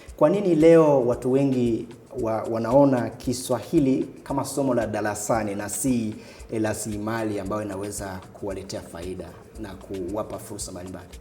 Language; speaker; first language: Swahili; native; Swahili